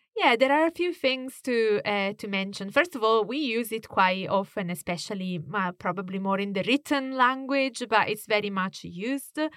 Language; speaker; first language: English; non-native, fluent; Italian